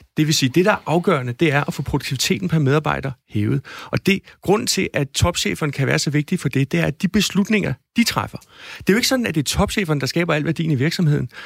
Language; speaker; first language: Danish; native; Danish